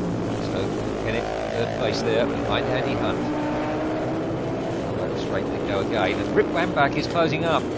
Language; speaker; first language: English; native; English